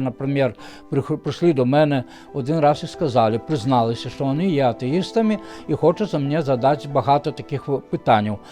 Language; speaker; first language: Ukrainian; non-native, fluent; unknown